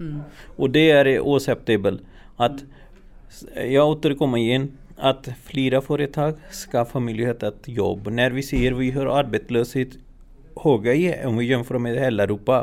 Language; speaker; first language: Swedish; non-native, fluent; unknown